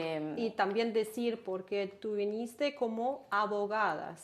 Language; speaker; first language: Spanish; non-native, learner; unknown